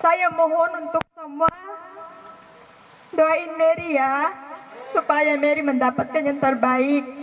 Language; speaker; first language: Indonesian; non-native, fluent; Filipino